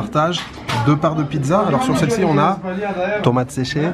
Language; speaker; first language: French; native; French